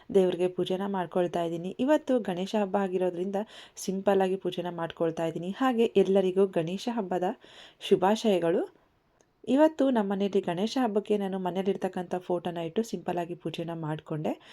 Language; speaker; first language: Kannada; native; Kannada